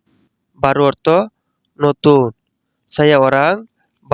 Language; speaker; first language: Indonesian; non-native, learner; Bangla